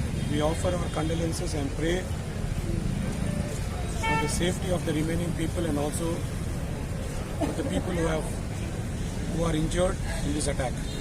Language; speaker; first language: English; non-native, local second language; Telugu